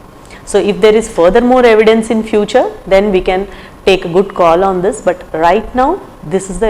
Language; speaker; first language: English; non-native, local second language; Telugu